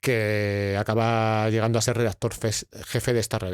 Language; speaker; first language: Spanish; native; Spanish